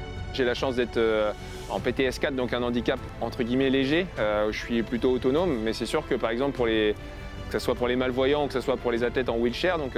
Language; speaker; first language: French; native; French